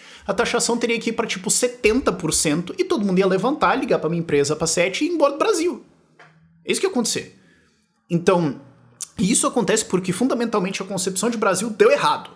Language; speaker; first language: Portuguese; native; Portuguese